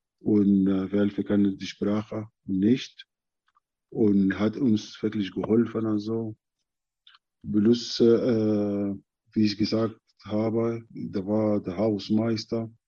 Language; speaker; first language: German; non-native, learner; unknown